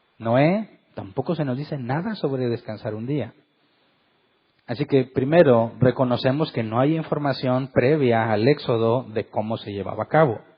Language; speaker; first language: Spanish; native; Spanish